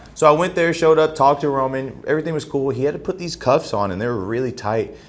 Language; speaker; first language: English; native; English